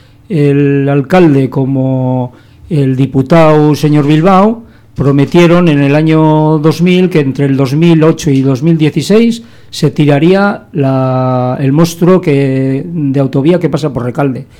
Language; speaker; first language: Spanish; native; Spanish